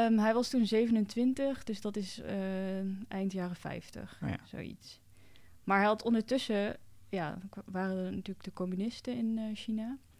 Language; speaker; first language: Dutch; early bilingual, other home language; Cantonese